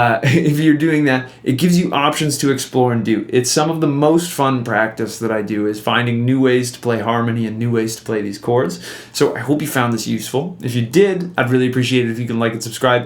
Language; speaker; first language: English; native; English